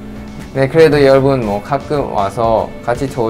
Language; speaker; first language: Korean; non-native, fluent; Thai